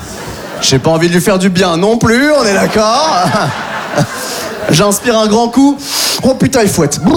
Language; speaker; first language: French; native; French